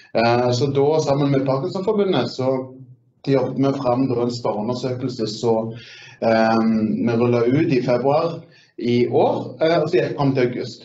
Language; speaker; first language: Norwegian; native; Norwegian